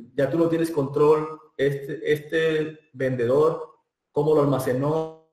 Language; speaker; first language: Spanish; native; Spanish